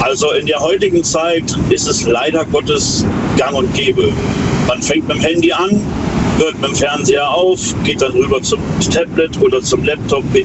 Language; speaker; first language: German; native; German